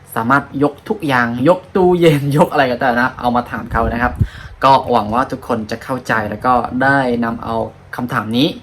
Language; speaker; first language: Thai; non-native, fluent; Khmer